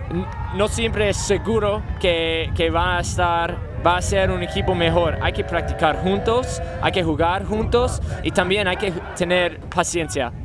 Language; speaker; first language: Spanish; non-native, learner; English